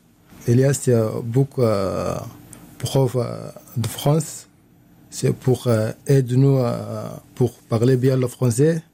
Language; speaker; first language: French; non-native, learner; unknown